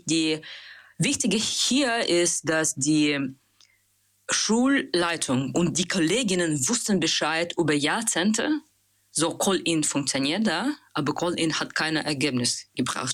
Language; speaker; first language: German; non-native, learner; Russian